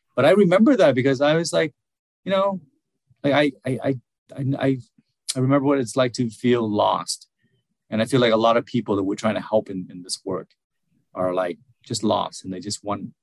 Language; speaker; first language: English; early bilingual, other home language; Vietnamese